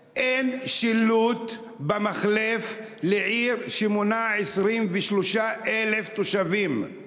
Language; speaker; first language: Hebrew; non-native, local second language; Arabic